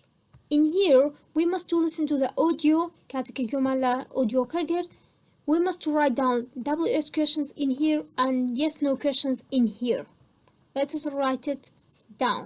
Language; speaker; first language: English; non-native, fluent; Central Kurdish